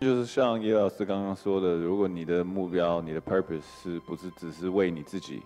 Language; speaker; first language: Chinese; early bilingual, heritage; English